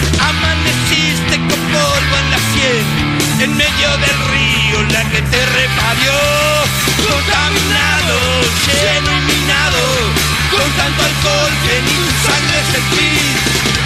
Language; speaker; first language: Spanish; native; Spanish